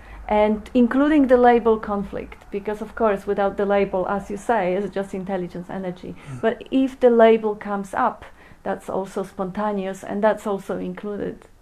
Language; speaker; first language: English; non-native, fluent; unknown